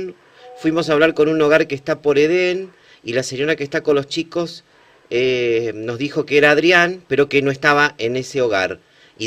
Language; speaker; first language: Spanish; native; Spanish